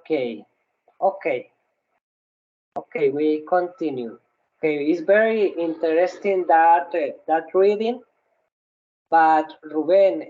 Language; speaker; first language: English; non-native, learner; Spanish